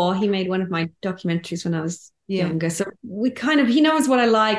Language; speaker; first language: English; native; English